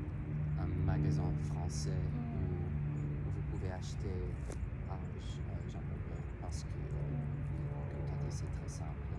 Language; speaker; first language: French; non-native, learner; English